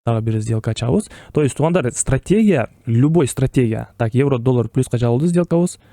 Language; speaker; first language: Russian; non-native, local second language; Kyrgyz